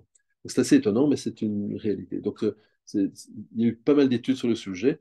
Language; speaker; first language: French; native; French